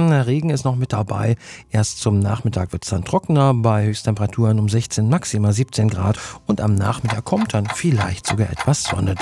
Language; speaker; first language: German; native; German